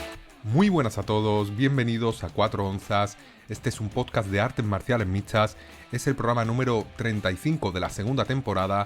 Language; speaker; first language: Spanish; native; Spanish